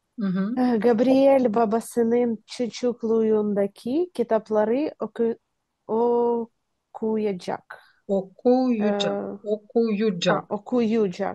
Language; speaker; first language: Turkish; non-native, learner; Ukrainian